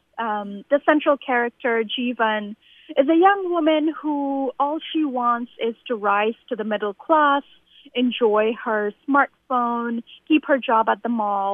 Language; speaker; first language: English; non-native, local second language; Bangla